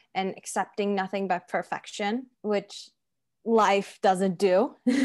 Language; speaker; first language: English; non-native, fluent; Turkish